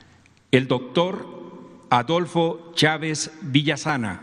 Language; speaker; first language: Spanish; native; Spanish